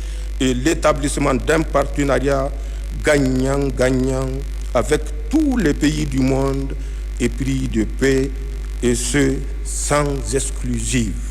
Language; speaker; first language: French; non-native, local second language; Hausa